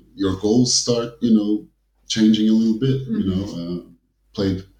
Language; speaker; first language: English; early bilingual, other home language; Kabuverdianu